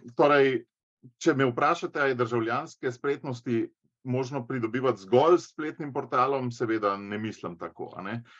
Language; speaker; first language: Slovenian; native; Slovenian